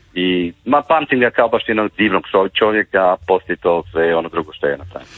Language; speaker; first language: Croatian; native; Croatian